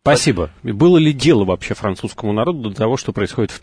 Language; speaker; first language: Russian; native; Russian